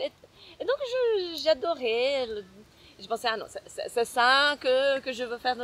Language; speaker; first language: French; non-native, fluent; Portuguese